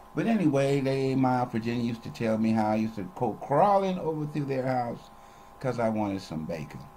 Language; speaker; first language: English; native; English